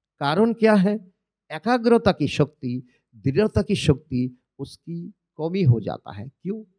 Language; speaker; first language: Hindi; non-native, local second language; Bangla